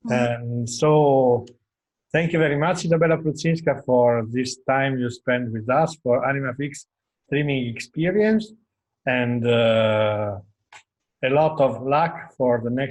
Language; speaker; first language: English; non-native, fluent; Italian